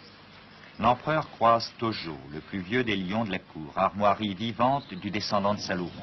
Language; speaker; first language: French; native; French